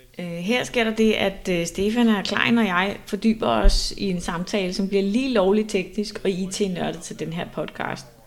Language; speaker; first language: Danish; native; Danish